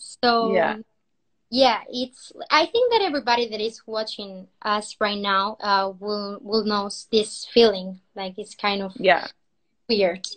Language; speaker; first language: English; non-native, learner; Spanish